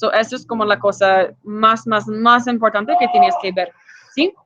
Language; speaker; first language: Spanish; non-native, fluent; English